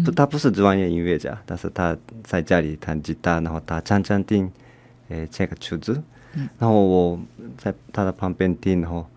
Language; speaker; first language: Chinese; non-native, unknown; Japanese